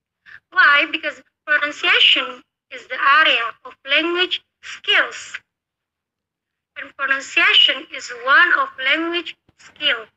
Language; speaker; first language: English; non-native, learner; Indonesian